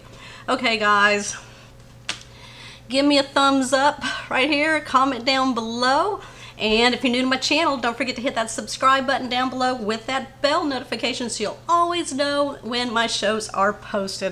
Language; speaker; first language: English; native; English